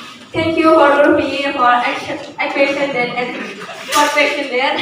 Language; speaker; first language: English; non-native, learner; Indonesian